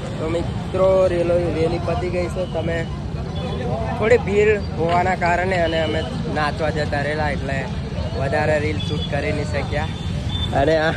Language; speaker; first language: Gujarati; non-native, local second language; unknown